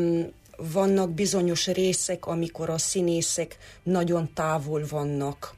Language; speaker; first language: Hungarian; non-native, local second language; Romanian